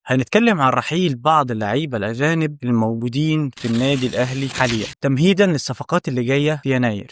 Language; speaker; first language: Arabic; native; Arabic